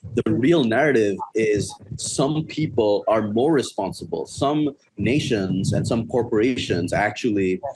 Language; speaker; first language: English; non-native, local second language; Bangla